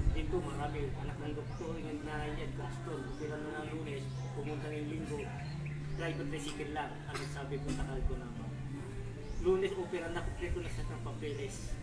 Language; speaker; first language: Filipino; non-native, local second language; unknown